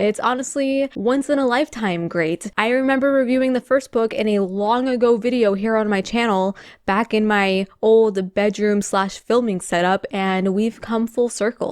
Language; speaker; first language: English; native; English